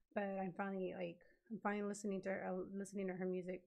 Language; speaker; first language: English; native; English